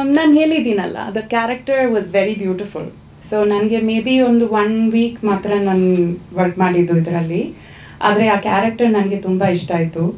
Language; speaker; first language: Kannada; non-native, fluent; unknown